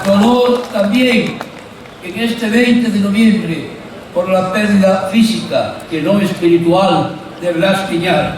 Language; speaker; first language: Spanish; native; Spanish